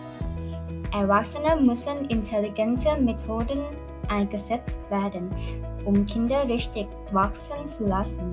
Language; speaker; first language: German; non-native, learner; Thai